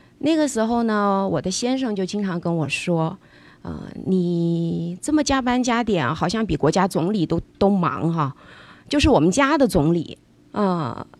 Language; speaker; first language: Chinese; native; Chinese